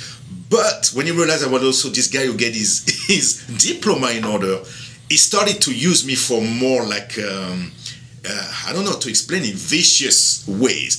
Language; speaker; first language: English; non-native, fluent; French